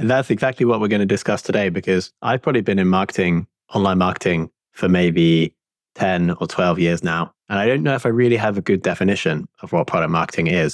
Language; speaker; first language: English; native; English